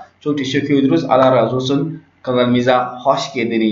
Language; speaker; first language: Turkish; non-native, learner; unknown